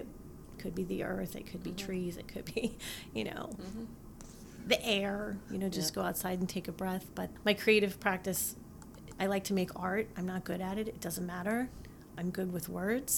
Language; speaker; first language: English; native; English